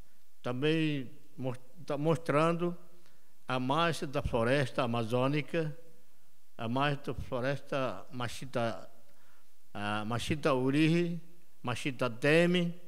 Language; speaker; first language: Portuguese; non-native, local second language; Yanomámi